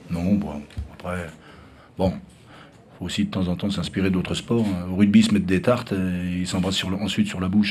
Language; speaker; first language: French; native; French